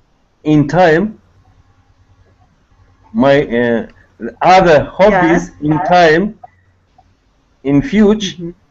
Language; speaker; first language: English; non-native, learner; Tatar